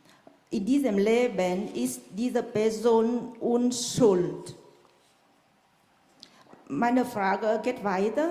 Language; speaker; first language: German; non-native, fluent; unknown